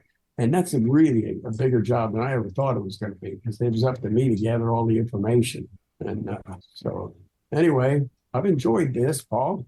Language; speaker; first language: English; native; English